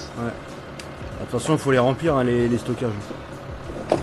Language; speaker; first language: French; native; French